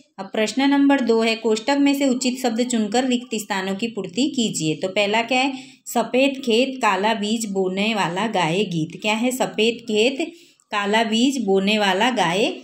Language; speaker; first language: Hindi; non-native, local second language; Gujarati